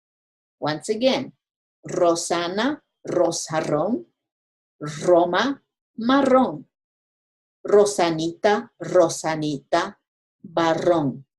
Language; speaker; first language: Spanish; non-native, fluent; English